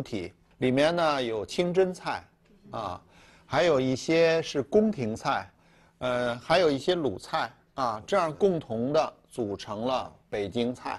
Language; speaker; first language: Chinese; native; Chinese